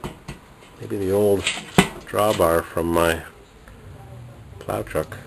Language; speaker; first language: English; native; English